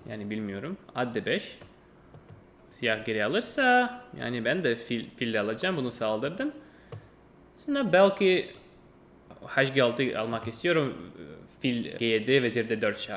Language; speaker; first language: Turkish; non-native, fluent; Russian